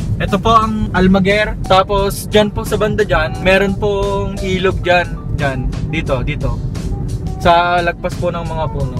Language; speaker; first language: Filipino; non-native, local second language; Iloko